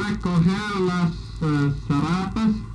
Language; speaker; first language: Spanish; non-native, learner; English